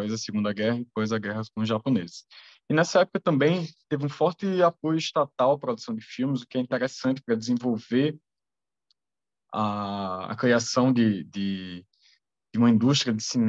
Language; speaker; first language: Portuguese; native; Portuguese